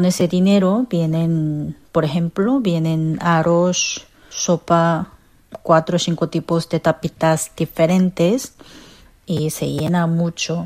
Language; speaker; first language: Spanish; non-native, fluent; Korean